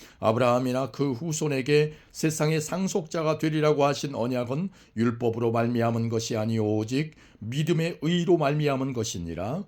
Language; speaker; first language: Korean; native; Korean